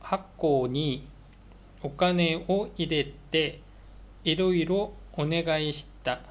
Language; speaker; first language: Japanese; non-native, learner; Korean